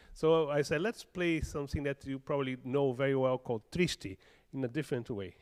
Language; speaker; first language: English; non-native, fluent; Portuguese